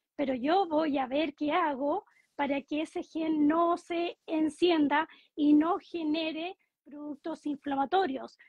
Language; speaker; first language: Spanish; native; Spanish